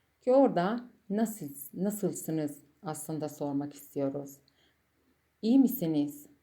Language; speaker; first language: Turkish; non-native, fluent; Persian